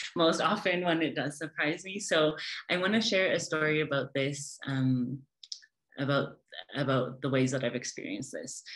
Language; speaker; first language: English; native; English